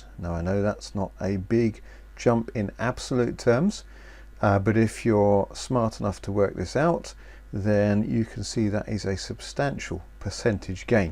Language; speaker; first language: English; native; English